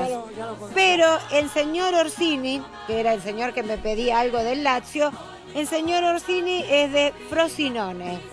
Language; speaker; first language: Spanish; native; Spanish